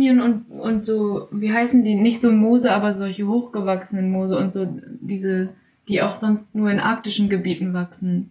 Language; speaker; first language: German; native; German